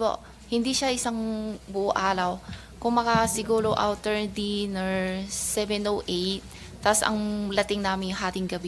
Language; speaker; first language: Filipino; non-native, learner; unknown